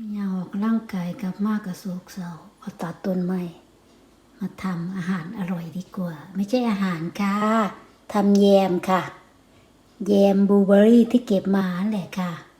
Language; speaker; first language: Thai; non-native, local second language; Northeastern Thai